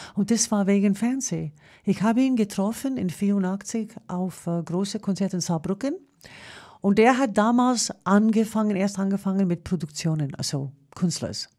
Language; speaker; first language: German; non-native, fluent; English